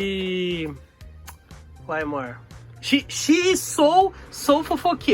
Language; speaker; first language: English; non-native, learner; Portuguese